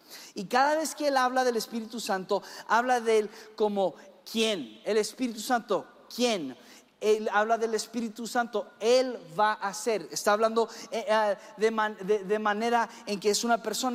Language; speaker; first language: Spanish; early bilingual, other home language; English